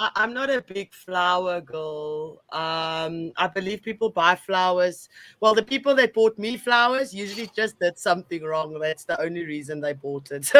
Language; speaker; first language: English; non-native, local second language; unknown